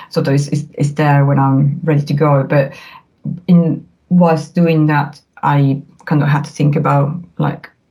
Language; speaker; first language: English; non-native, fluent; Italian